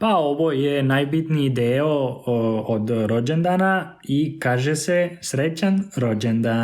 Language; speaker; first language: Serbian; non-native, fluent; Spanish